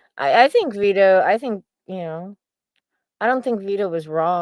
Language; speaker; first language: English; native; English